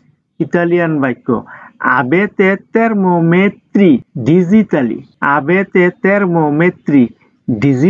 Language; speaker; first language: Italian; non-native, fluent; Bangla